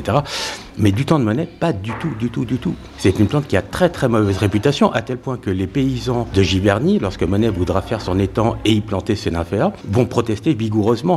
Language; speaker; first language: French; native; French